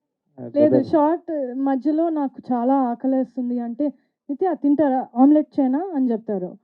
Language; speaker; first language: Telugu; non-native, fluent; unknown